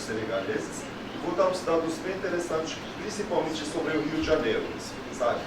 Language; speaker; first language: Portuguese; non-native, fluent; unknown